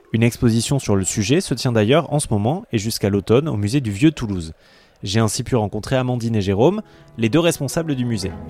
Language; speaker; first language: French; native; French